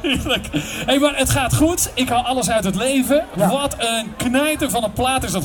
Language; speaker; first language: Dutch; native; Dutch